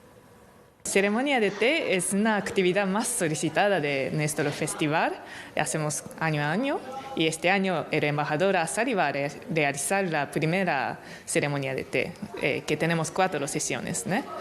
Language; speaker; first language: Spanish; non-native, fluent; Japanese